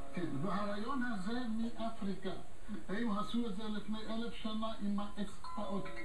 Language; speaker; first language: Hebrew; non-native, fluent; English